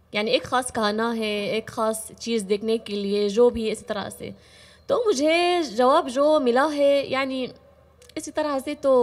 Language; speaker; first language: Urdu; non-native, fluent; Arabic